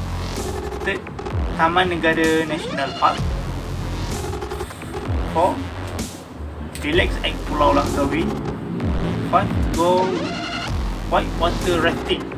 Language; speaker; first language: English; non-native, learner; Malay